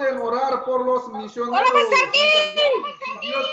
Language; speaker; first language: Spanish; non-native, fluent; Korean